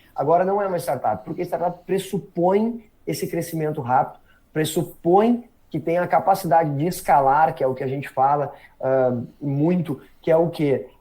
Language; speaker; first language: Portuguese; native; Portuguese